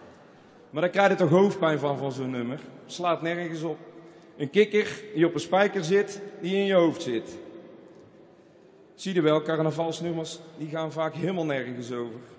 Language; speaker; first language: Dutch; native; Dutch